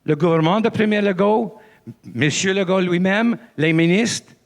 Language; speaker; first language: French; non-native, local second language; English